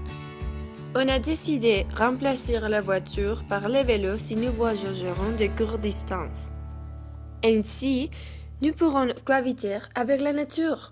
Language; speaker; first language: French; non-native, learner; Spanish